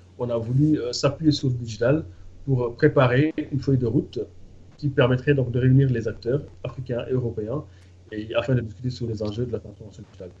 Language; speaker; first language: French; non-native, local second language; Fula